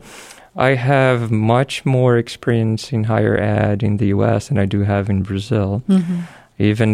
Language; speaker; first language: English; non-native, fluent; Portuguese